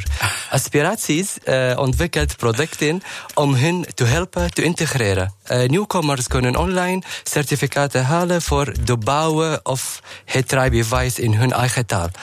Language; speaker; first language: Dutch; non-native, learner; Arabic